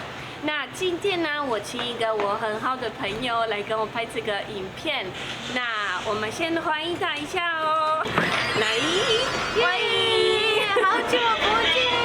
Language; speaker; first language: Chinese; non-native, fluent; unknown